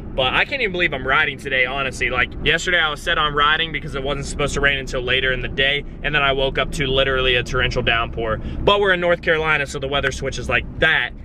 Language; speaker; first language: English; native; English